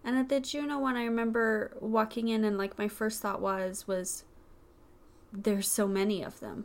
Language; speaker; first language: English; native; English